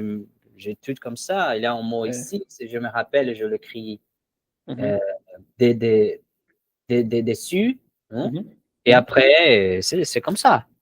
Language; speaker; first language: French; non-native, learner; Portuguese